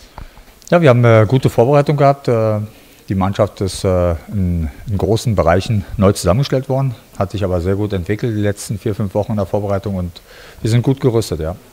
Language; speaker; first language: German; native; German